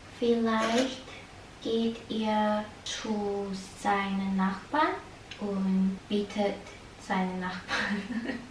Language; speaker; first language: German; non-native, learner; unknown